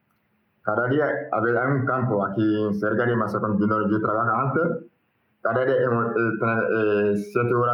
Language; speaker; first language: Spanish; non-native, learner; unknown